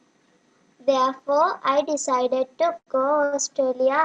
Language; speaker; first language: English; non-native, learner; Sinhala